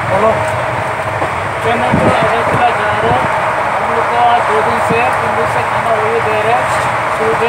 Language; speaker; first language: Hindi; non-native, local second language; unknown